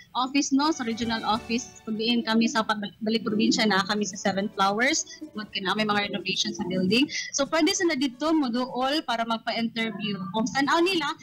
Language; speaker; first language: Cebuano; native; Cebuano